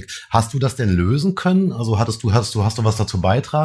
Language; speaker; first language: German; native; German